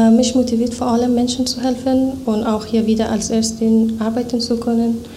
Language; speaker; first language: German; non-native, fluent; Persian